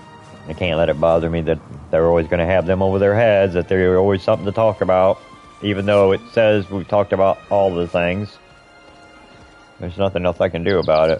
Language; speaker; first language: English; native; English